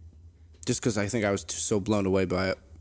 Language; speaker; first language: English; native; English